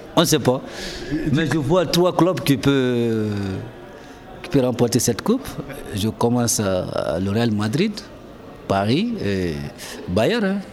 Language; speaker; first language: French; non-native, local second language; Fula